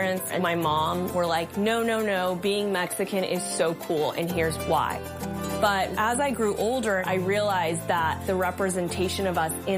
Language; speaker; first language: English; non-native, local second language; Spanish